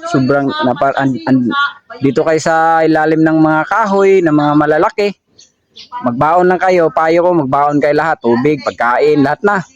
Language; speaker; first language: Filipino; non-native, local second language; Cebuano